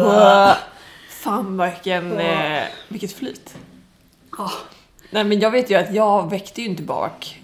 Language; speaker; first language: Swedish; native; Swedish